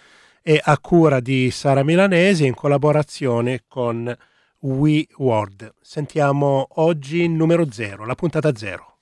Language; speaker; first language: Italian; native; Italian